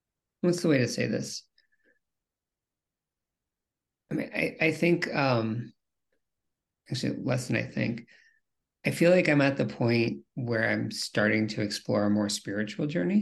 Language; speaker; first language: English; native; English